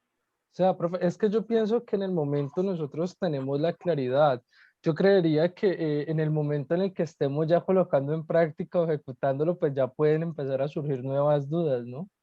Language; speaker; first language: Spanish; native; Spanish